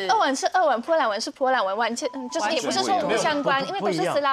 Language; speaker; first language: Chinese; non-native, fluent; Polish